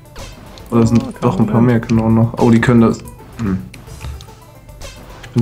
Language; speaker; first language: German; native; German